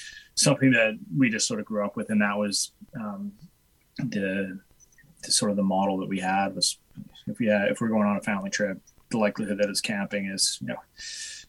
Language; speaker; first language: English; native; English